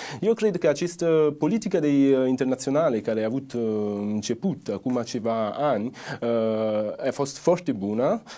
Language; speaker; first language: Romanian; non-native, fluent; Italian